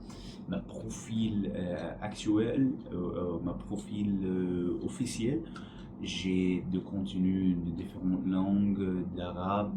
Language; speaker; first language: French; non-native, learner; Arabic